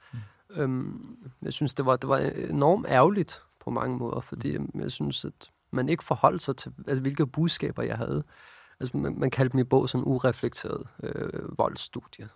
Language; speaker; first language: Danish; early bilingual, other home language; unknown